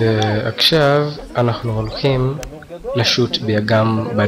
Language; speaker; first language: Hebrew; non-native, fluent; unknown